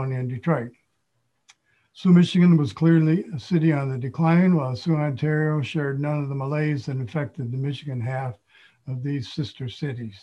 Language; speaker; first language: English; native; English